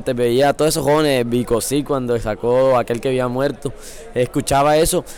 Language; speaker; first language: Spanish; native; Spanish